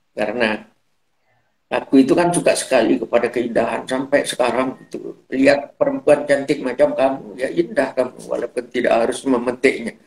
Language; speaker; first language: Indonesian; non-native, local second language; Madurese